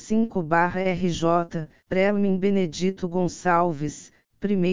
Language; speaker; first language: Portuguese; native; Portuguese